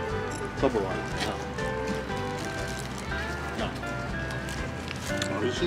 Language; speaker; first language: Japanese; native; Japanese